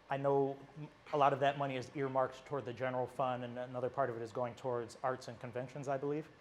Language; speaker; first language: English; native; English